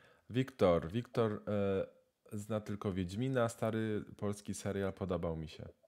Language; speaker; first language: Polish; native; Polish